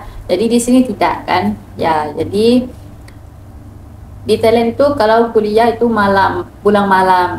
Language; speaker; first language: Indonesian; non-native, learner; Thai